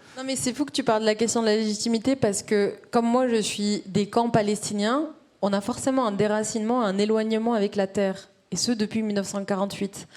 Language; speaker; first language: French; early bilingual, other home language; Arabic